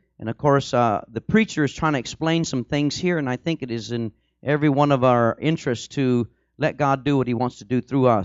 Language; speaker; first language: English; early bilingual, other home language; Spanish